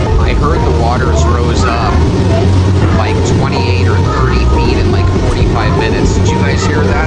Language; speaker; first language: English; native; English